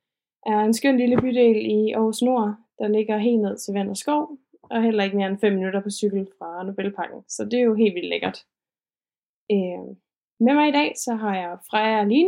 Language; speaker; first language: Danish; native; Danish